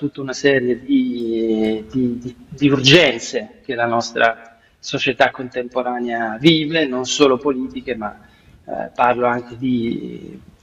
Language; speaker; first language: Italian; native; Italian